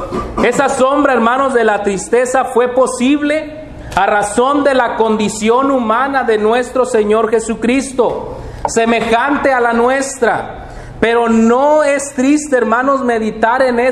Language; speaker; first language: Spanish; native; Spanish